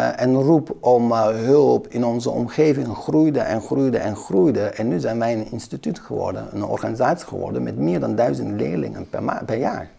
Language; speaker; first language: Dutch; early bilingual, other home language; Kurdish